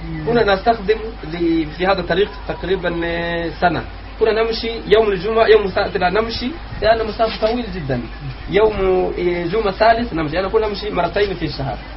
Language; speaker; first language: Arabic; non-native, fluent; Kinyarwanda